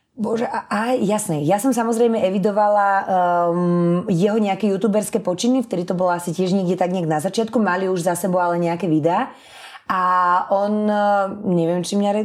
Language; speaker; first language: Slovak; early bilingual, other home language; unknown